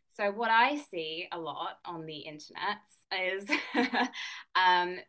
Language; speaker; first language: English; native; English